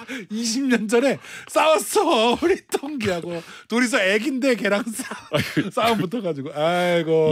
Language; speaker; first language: Korean; native; Korean